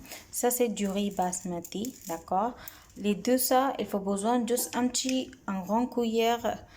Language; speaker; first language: French; non-native, learner; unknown